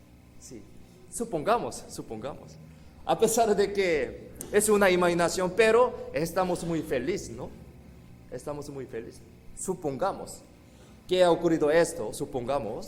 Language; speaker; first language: Spanish; non-native, fluent; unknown